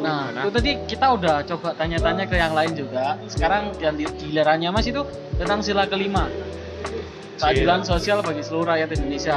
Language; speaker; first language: Indonesian; native; Indonesian